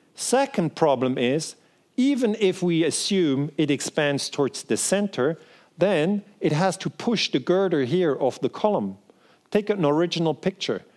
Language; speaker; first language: English; non-native, fluent; Swiss German